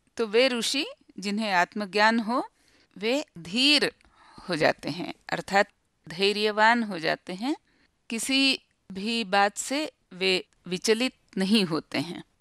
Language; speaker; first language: Hindi; non-native, local second language; Marathi